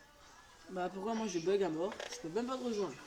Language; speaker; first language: French; native; French